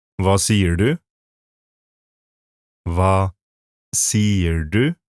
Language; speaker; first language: Norwegian; non-native, fluent; Polish